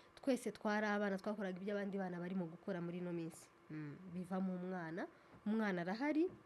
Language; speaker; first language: Kinyarwanda; native; Kinyarwanda